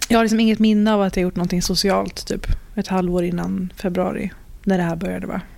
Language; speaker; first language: Swedish; early bilingual, other home language; Persian